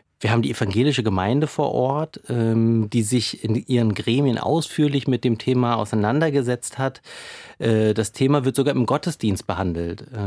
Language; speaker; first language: German; native; German